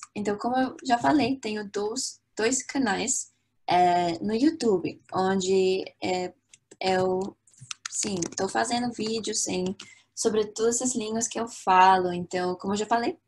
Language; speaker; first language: Portuguese; non-native, fluent; English